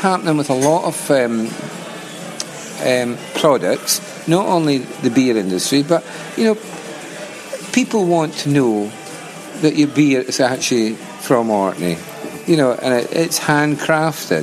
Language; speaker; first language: English; native; English